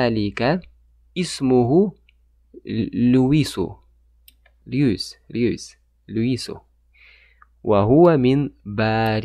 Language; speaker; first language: Arabic; non-native, fluent; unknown